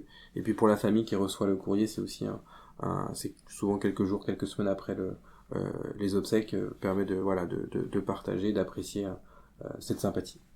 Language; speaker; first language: French; native; French